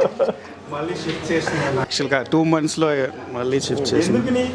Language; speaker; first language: Telugu; non-native, learner; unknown